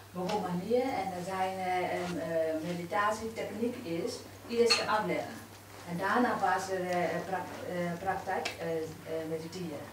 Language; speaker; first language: Dutch; non-native, learner; Burmese